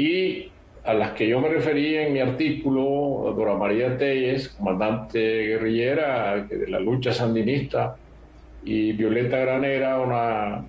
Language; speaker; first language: Spanish; native; Spanish